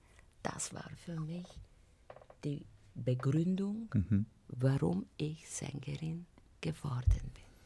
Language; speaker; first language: German; non-native, fluent; Bulgarian